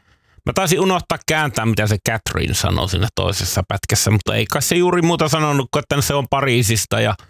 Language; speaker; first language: Finnish; native; Finnish